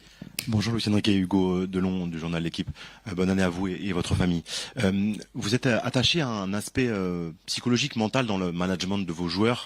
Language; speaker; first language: French; native; French